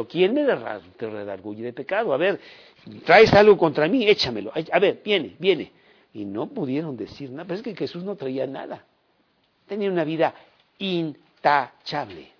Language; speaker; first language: Spanish; native; Spanish